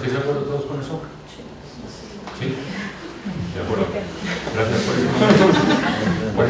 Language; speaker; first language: Spanish; native; Spanish